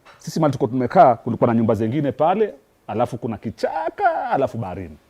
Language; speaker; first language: Swahili; native; Swahili